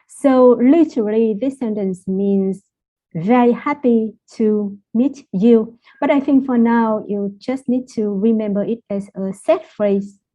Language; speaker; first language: English; non-native, fluent; Vietnamese